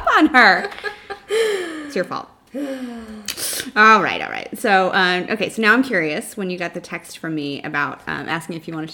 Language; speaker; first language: English; native; English